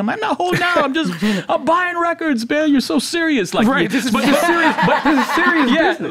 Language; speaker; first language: English; native; English